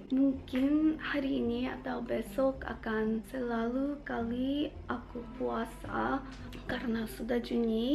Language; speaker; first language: Indonesian; non-native, learner; Japanese